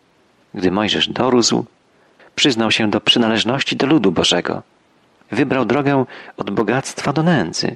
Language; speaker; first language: Polish; native; Polish